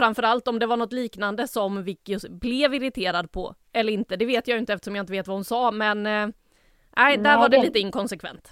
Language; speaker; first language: Swedish; native; Swedish